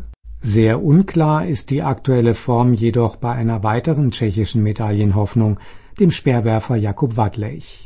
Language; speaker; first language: German; native; German